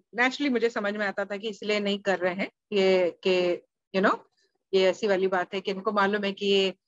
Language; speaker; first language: Hindi; native; Hindi